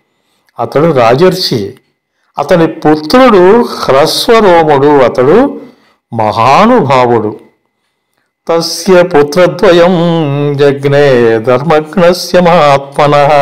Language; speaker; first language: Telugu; native; Telugu